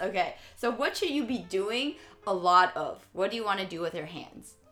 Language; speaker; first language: English; early bilingual, other home language; Chinese